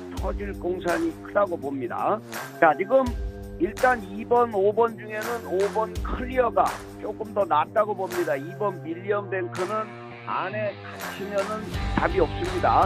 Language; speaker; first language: Korean; native; Korean